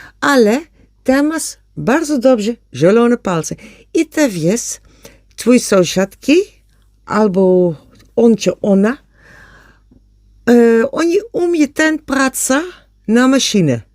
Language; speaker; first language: Polish; non-native, learner; Dutch